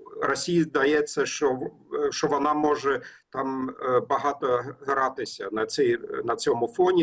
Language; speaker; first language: Ukrainian; non-native, learner; German